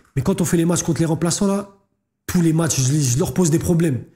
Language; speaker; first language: French; native; French